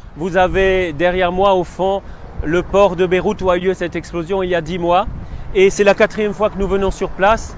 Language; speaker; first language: French; native; French